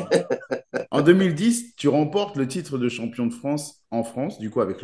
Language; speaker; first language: French; native; French